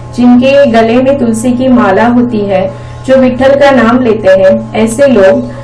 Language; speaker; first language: Hindi; non-native, local second language; Marathi